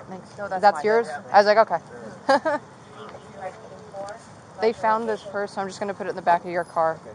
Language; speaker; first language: English; native; English